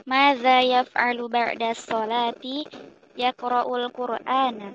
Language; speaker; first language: Arabic; non-native, learner; Indonesian